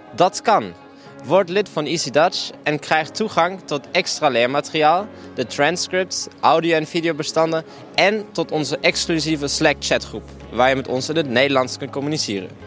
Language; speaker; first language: Dutch; native; Dutch